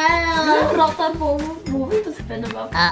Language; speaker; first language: Dutch; non-native, learner; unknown